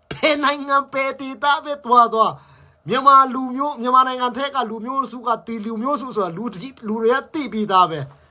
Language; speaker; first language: Burmese; non-native, local second language; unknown